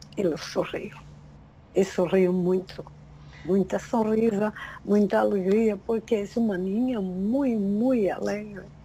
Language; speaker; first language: Spanish; non-native, learner; Portuguese